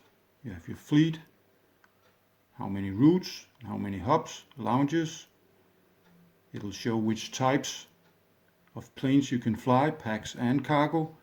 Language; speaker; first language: English; non-native, fluent; Danish